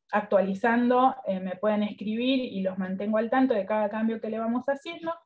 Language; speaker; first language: Spanish; native; Spanish